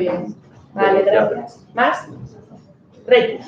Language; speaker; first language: Spanish; native; Spanish